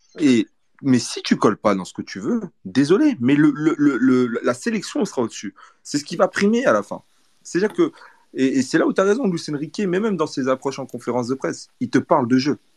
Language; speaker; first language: French; early bilingual, other home language; Portuguese